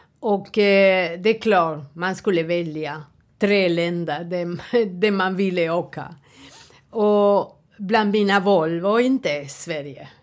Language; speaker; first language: Swedish; non-native, fluent; Spanish